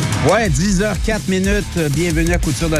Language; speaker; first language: French; native; French